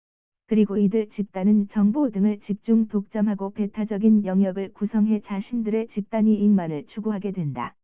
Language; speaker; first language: Korean; native; Korean